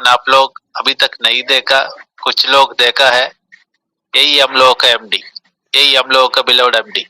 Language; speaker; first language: Hindi; non-native, local second language; Malayalam